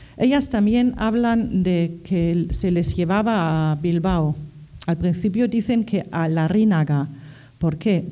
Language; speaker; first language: Spanish; non-native, fluent; German